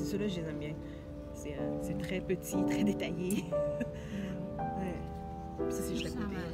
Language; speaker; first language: French; non-native, fluent; Spanish